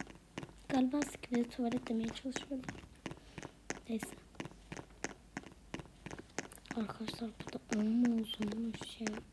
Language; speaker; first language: Turkish; native; Turkish